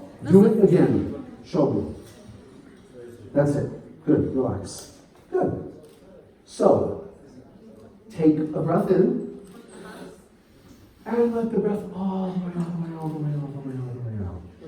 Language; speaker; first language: English; native; English